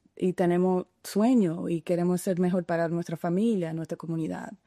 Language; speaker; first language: Spanish; early bilingual, heritage; Spanish